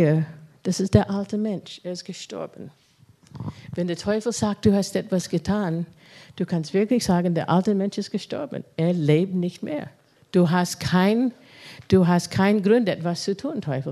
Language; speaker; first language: German; non-native, fluent; English